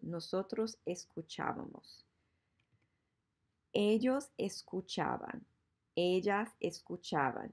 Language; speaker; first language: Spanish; non-native, fluent; English